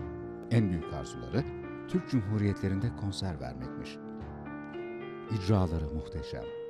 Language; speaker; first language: Turkish; native; Turkish